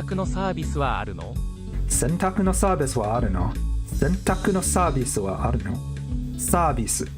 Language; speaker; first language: Japanese; non-native, learner; Cantonese